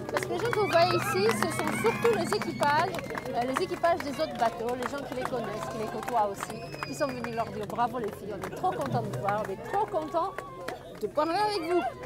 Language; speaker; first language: French; native; French